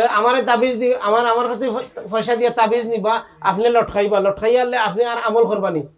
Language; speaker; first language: Bangla; native; Bangla